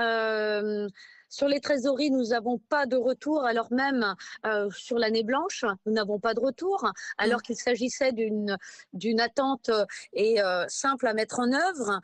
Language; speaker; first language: French; native; French